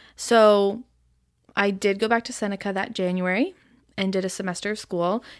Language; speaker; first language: English; native; English